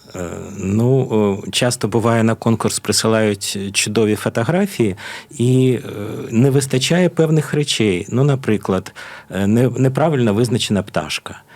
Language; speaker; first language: Ukrainian; native; Ukrainian